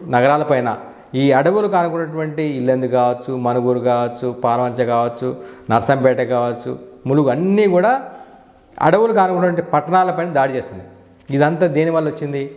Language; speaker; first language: Telugu; native; Telugu